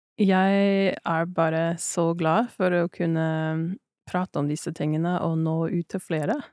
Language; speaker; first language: Norwegian; non-native, fluent; English